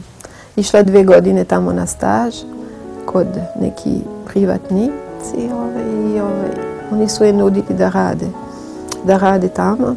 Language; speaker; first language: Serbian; non-native, fluent; French